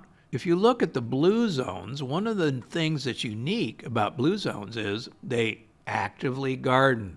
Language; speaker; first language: English; native; English